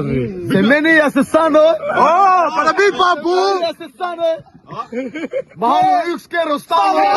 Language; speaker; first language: Finnish; non-native, learner; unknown